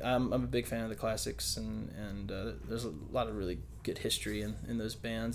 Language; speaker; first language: English; native; English